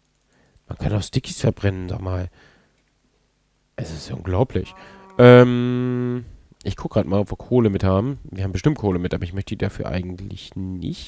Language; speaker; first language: German; native; German